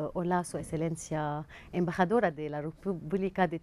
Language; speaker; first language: Spanish; non-native, learner; Arabic